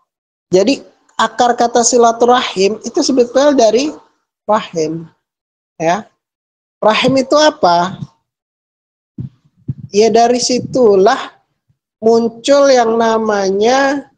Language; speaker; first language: Indonesian; native; Indonesian